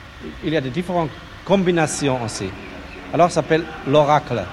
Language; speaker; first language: French; non-native, learner; German